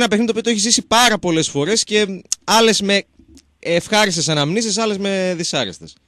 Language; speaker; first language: Greek; native; Greek